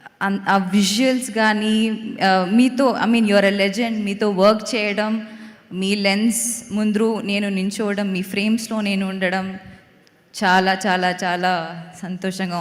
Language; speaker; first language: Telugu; non-native, local second language; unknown